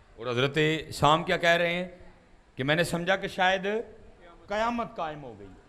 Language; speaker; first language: Urdu; non-native, local second language; Punjabi